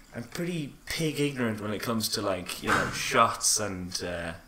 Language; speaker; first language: English; native; English